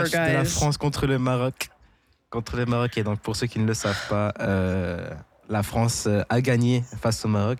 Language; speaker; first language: French; native; French